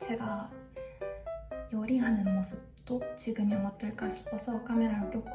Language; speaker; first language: Korean; early bilingual, heritage; Japanese